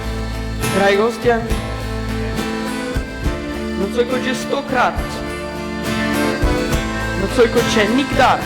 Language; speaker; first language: Slovenian; native; Slovenian